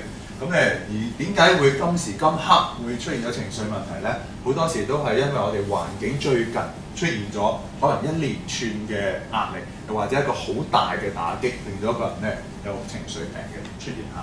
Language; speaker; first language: Cantonese; native; Cantonese